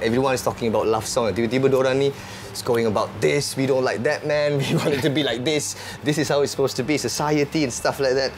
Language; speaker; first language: English; early bilingual, heritage; English